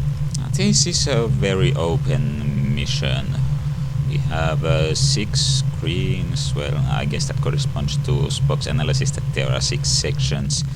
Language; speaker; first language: English; native; English